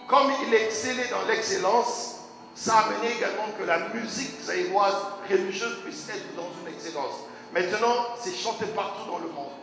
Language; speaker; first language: French; non-native, local second language; Lingala